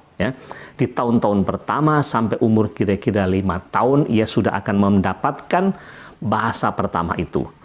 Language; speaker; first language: Indonesian; non-native, local second language; Javanese